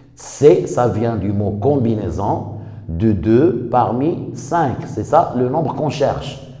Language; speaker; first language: French; non-native, local second language; Arabic